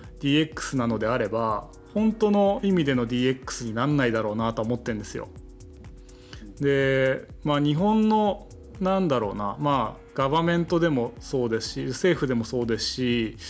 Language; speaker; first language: Japanese; native; Japanese